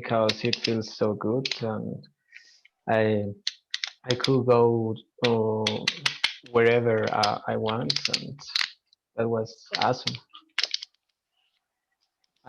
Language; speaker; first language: English; non-native, learner; Spanish